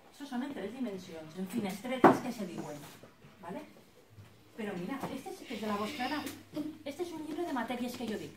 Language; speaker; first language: Spanish; non-native, local second language; Catalan